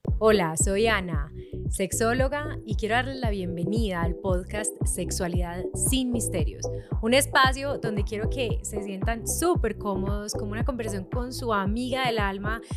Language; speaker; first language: Spanish; native; Spanish